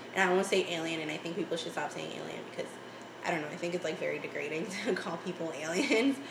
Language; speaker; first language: English; early bilingual, other home language; Spanish